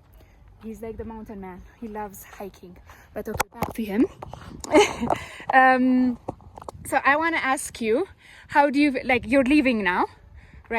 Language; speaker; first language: English; non-native, local second language; Amharic